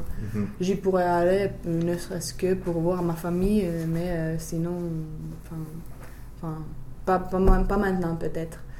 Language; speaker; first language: French; non-native, fluent; Finnish